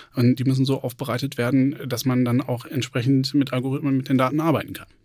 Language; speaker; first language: German; native; German